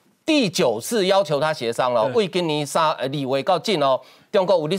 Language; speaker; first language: Chinese; native; Chinese